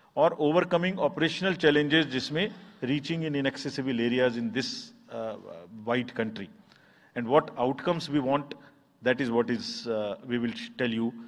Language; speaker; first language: Hindi; native; Hindi